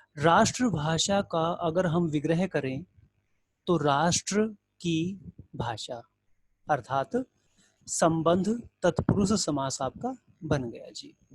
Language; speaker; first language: Hindi; native; Hindi